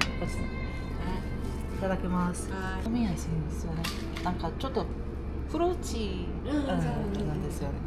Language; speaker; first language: Japanese; non-native, learner; Korean